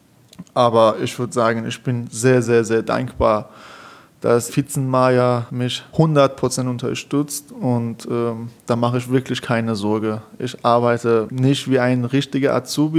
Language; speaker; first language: German; non-native, fluent; Persian